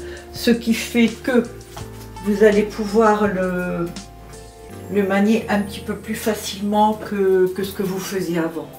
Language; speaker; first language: French; native; French